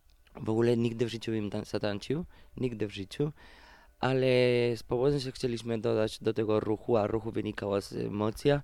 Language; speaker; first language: Polish; non-native, fluent; Spanish